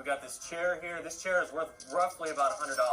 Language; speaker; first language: English; native; English